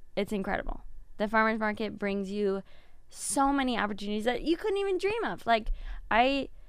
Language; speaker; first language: English; native; English